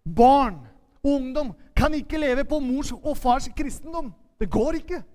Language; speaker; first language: Norwegian; non-native, fluent; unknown